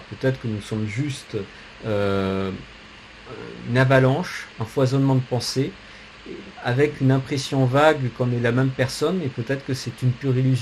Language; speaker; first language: French; native; French